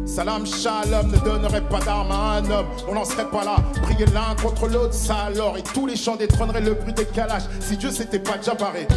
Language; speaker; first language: French; native; French